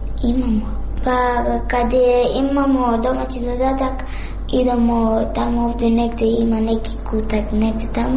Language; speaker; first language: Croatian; non-native, learner; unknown